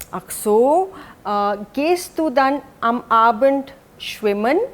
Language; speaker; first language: German; non-native, fluent; Hindi